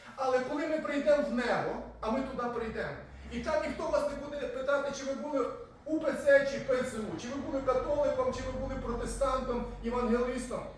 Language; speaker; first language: Ukrainian; native; Ukrainian